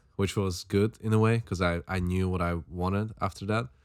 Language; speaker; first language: English; non-native, fluent; Slovak